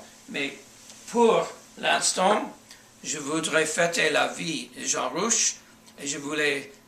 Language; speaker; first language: French; non-native, fluent; English